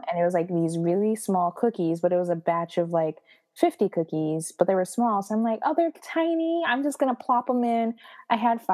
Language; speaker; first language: English; non-native, fluent; Haitian Creole